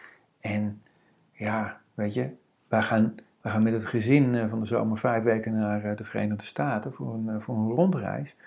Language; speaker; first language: Dutch; native; Dutch